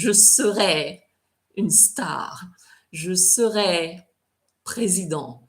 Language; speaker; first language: French; non-native, fluent; English